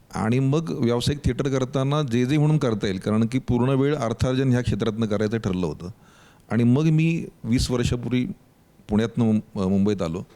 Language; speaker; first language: Marathi; native; Marathi